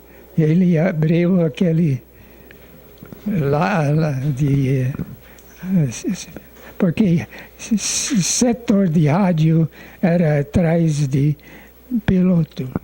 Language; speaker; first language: Portuguese; non-native, fluent; English